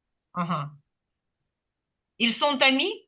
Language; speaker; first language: French; non-native, fluent; Ukrainian